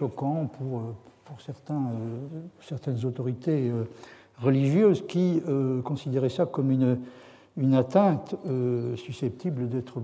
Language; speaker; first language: French; native; French